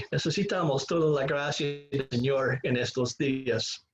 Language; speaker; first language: Spanish; non-native, fluent; English